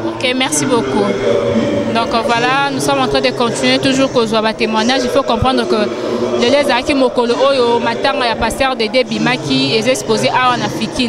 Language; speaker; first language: French; non-native, local second language; Lingala